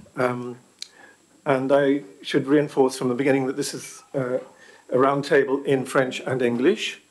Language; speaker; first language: English; native; English